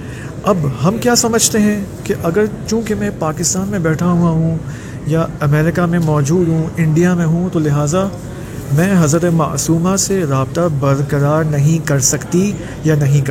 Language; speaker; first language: Urdu; native; Urdu